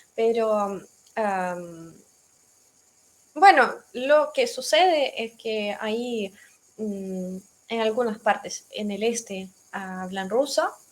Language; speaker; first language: Spanish; non-native, fluent; Russian